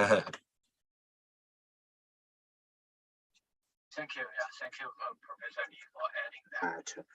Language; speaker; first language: English; non-native, fluent; Chinese